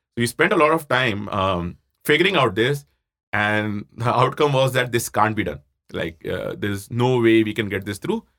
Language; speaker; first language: English; non-native, local second language; Hindi